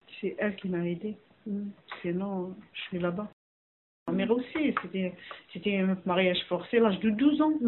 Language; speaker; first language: French; non-native, learner; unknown